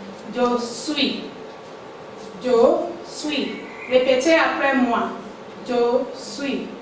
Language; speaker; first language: French; non-native, fluent; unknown